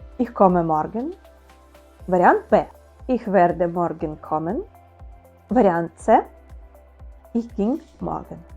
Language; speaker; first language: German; non-native, fluent; Ukrainian